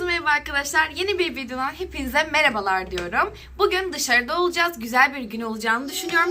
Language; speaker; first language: Turkish; native; Turkish